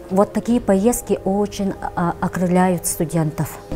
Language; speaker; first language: Russian; non-native, local second language; Yakut